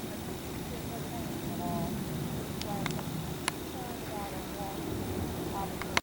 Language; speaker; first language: English; native; English